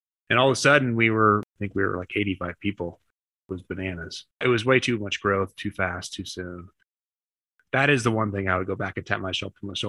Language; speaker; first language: English; native; English